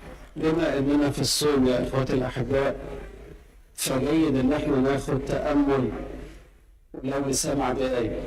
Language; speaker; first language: Arabic; native; Arabic